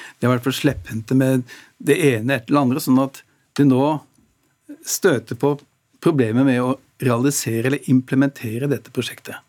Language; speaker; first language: Norwegian; native; Norwegian